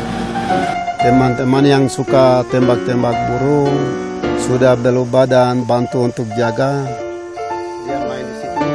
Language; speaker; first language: Indonesian; non-native, local second language; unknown